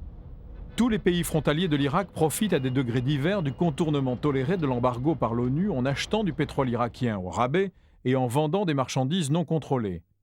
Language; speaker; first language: French; native; French